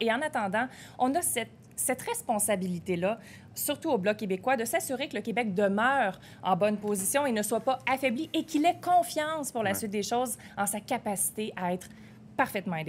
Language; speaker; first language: French; native; French